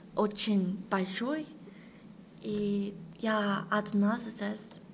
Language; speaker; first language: Russian; non-native, fluent; Korean